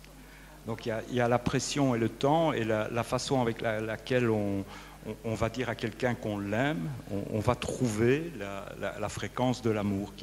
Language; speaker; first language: French; native; French